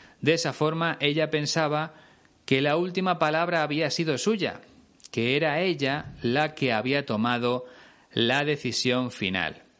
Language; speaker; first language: Spanish; native; Spanish